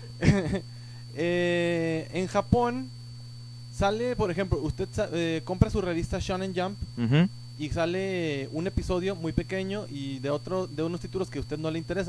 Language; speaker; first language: Spanish; native; Spanish